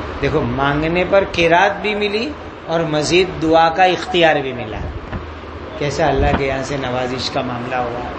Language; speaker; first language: Urdu; non-native, local second language; Gujarati